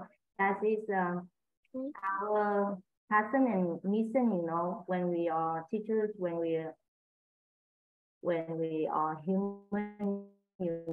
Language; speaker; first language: English; non-native, learner; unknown